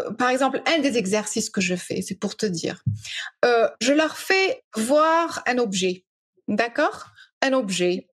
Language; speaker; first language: French; early bilingual, other home language; English